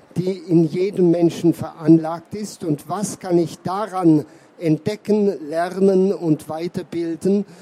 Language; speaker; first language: German; native; German